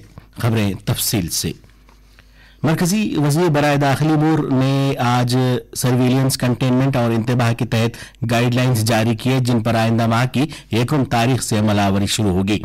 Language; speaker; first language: Urdu; native; Urdu